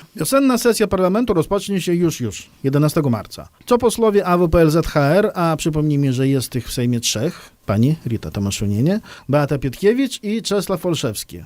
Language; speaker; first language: Polish; native; Polish